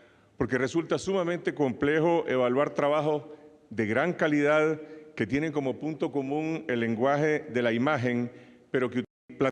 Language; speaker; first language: Spanish; native; Spanish